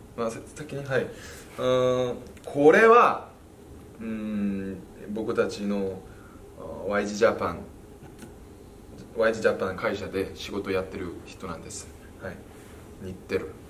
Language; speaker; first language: Japanese; non-native, fluent; Korean